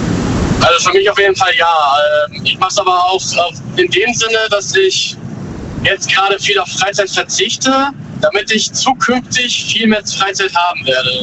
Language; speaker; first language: German; native; German